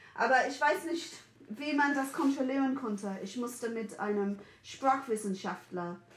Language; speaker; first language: German; non-native, fluent; English